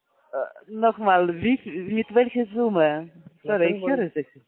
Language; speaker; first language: German; non-native, learner; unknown